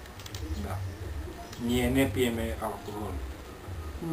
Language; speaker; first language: Bulgarian; non-native, learner; Finnish